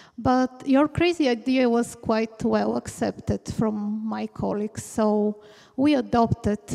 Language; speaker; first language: English; non-native, fluent; Bulgarian